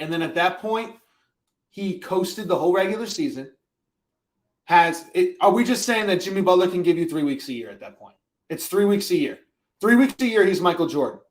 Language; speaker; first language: English; native; English